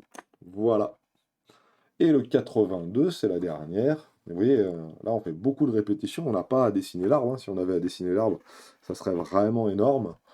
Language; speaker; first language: French; native; French